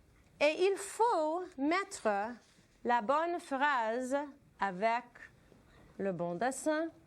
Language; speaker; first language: French; non-native, fluent; English